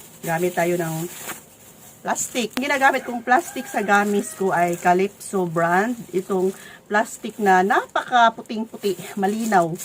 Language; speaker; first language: Filipino; non-native, local second language; Cebuano